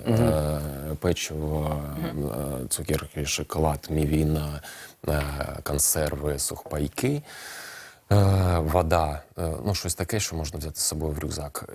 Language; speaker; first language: Ukrainian; non-native, fluent; Russian